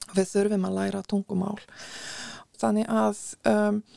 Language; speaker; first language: Icelandic; non-native, fluent; Polish